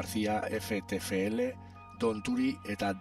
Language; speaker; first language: Basque; native; Basque